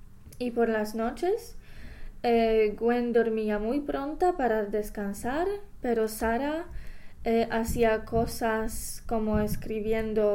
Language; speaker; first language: Spanish; non-native, fluent; English